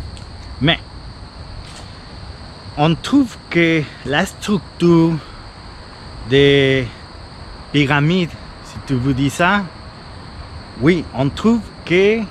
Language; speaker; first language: French; non-native, fluent; Spanish